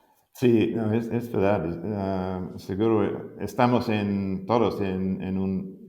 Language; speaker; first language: Spanish; non-native, fluent; English